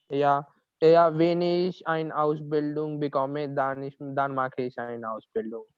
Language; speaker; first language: German; non-native, learner; Punjabi